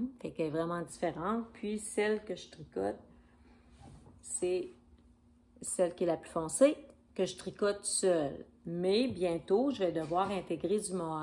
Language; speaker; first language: French; native; French